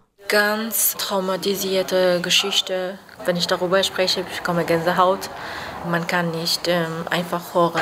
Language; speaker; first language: German; non-native, learner; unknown